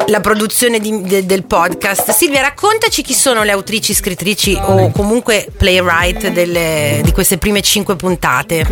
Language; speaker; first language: Italian; native; Italian